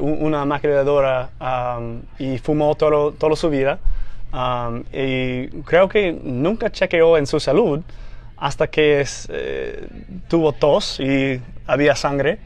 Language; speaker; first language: Spanish; non-native, fluent; English